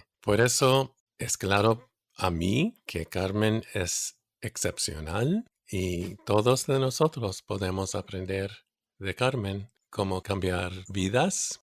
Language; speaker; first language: Spanish; non-native, fluent; English